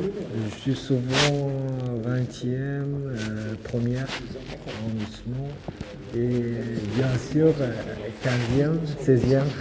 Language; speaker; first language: French; non-native, learner; Uzbek